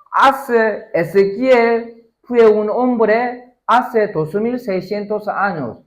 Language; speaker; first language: Spanish; non-native, learner; Korean